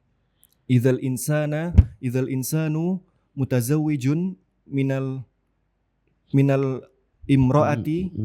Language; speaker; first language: Arabic; non-native, learner; Indonesian